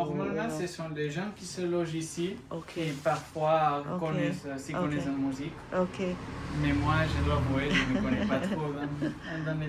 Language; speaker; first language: French; non-native, fluent; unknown